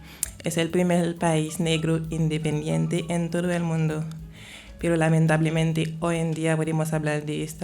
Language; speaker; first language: Spanish; non-native, fluent; Haitian Creole